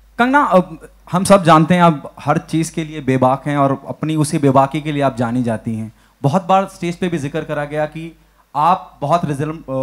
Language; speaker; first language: Hindi; native; Hindi